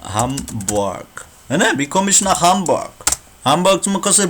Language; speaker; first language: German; non-native, learner; Nepali